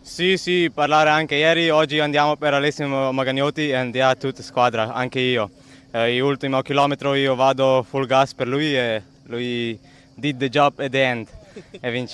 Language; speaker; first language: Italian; non-native, learner; Slovenian